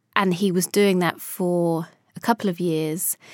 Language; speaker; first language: English; early bilingual, other home language; Polish